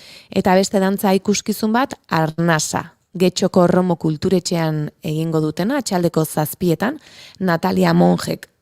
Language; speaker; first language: Basque; native; Basque